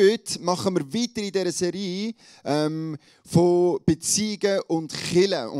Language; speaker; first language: German; native; German